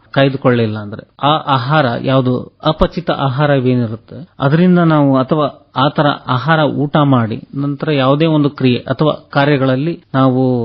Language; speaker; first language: Kannada; native; Kannada